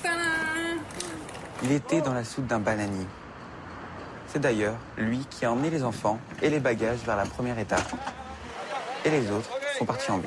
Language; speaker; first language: French; native; French